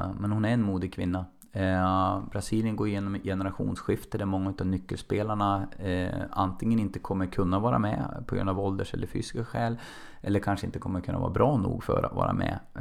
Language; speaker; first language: Swedish; native; Swedish